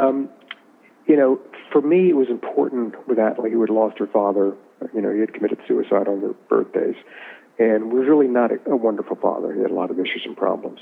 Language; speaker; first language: English; native; English